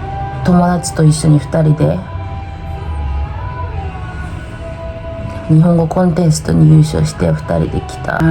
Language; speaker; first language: Japanese; non-native, fluent; Mongolian